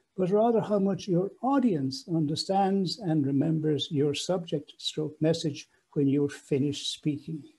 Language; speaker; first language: English; native; English